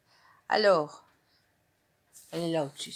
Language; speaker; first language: French; native; French